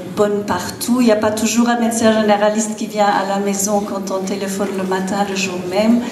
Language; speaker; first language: French; non-native, fluent; German